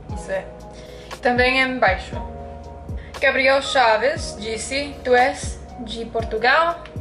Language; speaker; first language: Portuguese; non-native, learner; English